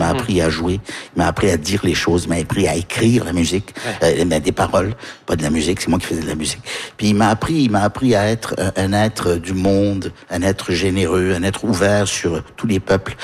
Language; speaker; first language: French; early bilingual, other home language; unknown